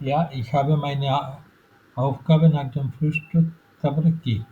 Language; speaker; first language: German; non-native, fluent; Bangla